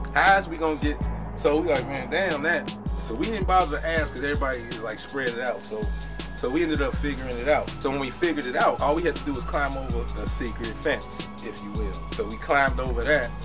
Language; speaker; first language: English; native; English